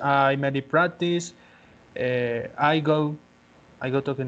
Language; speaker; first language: English; non-native, learner; Spanish